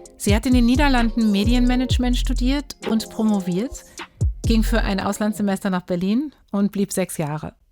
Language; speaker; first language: German; native; German